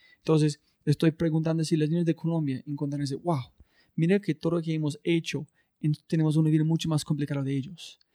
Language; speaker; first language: Spanish; non-native, learner; English